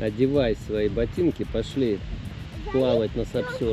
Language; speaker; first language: Russian; native; Russian